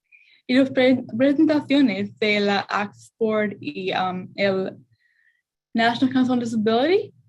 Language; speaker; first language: Spanish; non-native, learner; English